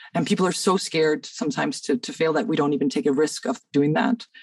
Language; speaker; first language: English; early bilingual, other home language; Danish